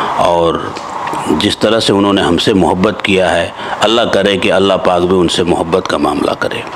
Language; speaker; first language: Hindi; native; Hindi